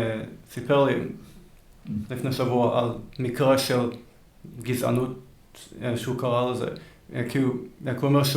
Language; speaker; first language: Hebrew; early bilingual, heritage; Hebrew